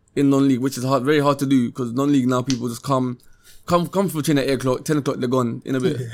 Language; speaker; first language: English; native; English